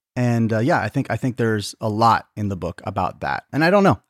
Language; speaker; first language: English; native; English